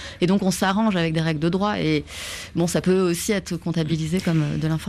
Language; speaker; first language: French; native; French